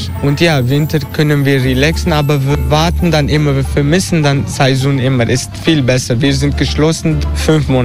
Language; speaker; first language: German; non-native, learner; Turkish